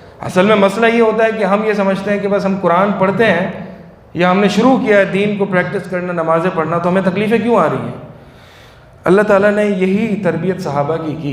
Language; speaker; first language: Urdu; native; Urdu